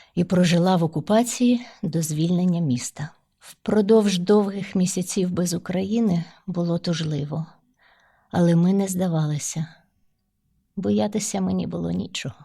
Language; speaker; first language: Ukrainian; non-native, local second language; Russian